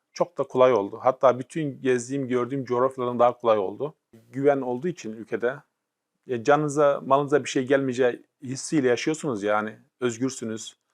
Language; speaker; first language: Turkish; native; Turkish